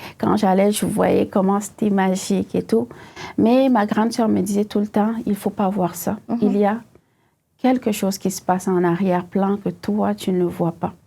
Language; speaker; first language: French; non-native, local second language; Fula